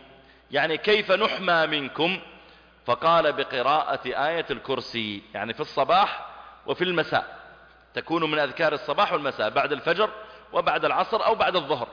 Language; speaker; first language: Arabic; native; Arabic